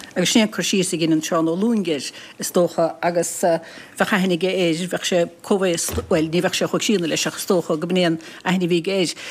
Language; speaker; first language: Irish; native; Irish